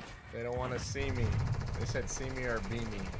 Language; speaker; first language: English; native; English